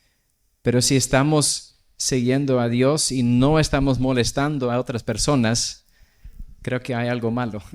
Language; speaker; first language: Spanish; non-native, fluent; English